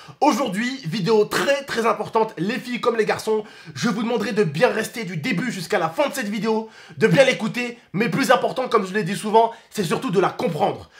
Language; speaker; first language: French; early bilingual, other home language; Arabic